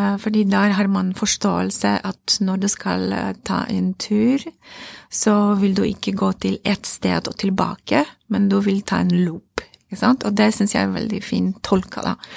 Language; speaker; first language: Norwegian; non-native, fluent; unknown